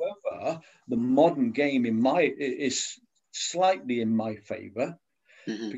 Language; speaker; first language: English; native; English